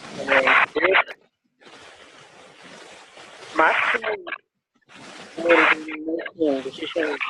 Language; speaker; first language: English; non-native, learner; Spanish